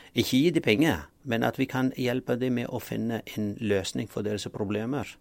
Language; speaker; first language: Norwegian; non-native, fluent; Arabic